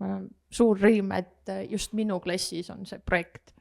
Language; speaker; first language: Estonian; non-native, local second language; Russian